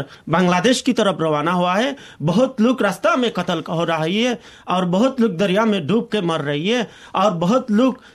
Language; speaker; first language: Hindi; non-native, fluent; Rohingya